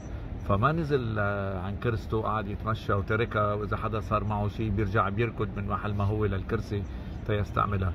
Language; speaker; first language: Arabic; native; Arabic